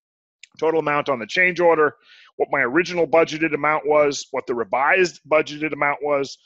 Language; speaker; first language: English; native; English